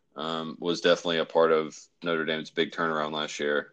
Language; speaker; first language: English; native; English